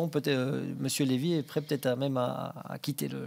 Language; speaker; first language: French; native; French